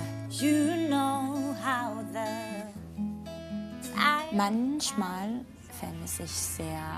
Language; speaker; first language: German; non-native, fluent; Georgian